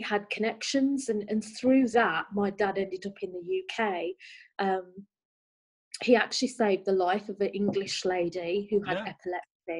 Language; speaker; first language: English; native; English